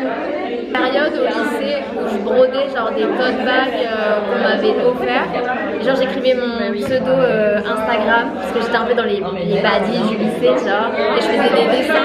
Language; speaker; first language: French; native; French